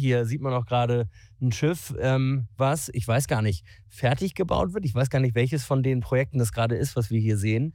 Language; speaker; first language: German; native; German